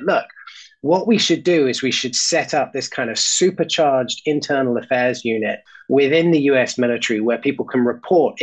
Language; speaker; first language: English; native; English